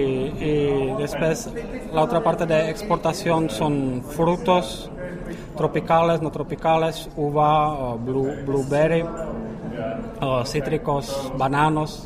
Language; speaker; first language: Spanish; non-native, fluent; Czech